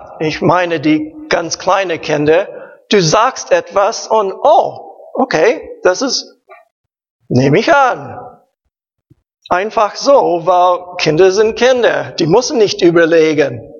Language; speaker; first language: German; non-native, learner; English